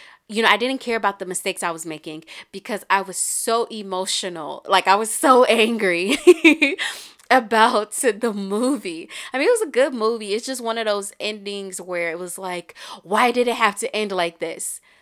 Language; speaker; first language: English; native; English